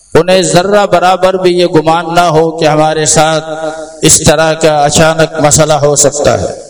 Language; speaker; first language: Urdu; native; Urdu